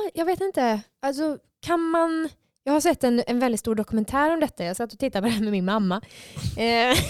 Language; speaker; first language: Swedish; native; Swedish